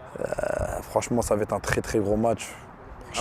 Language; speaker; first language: French; early bilingual, other home language; Arabic